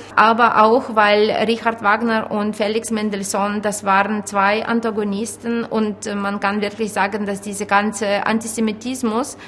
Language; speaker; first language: German; non-native, fluent; Ukrainian